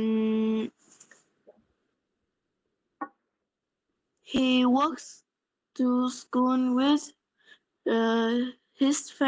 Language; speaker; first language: English; non-native, learner; Polish